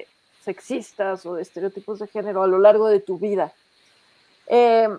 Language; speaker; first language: Spanish; native; Spanish